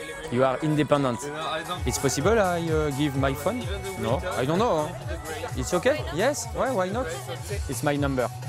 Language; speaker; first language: English; non-native, learner; French